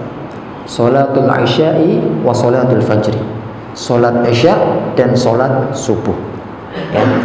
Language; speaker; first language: Indonesian; native; Indonesian